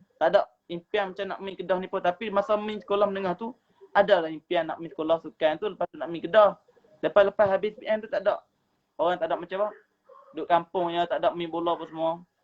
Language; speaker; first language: Malay; native; Malay